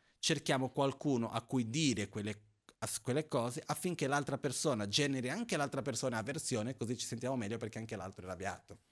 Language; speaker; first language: Italian; non-native, fluent; Portuguese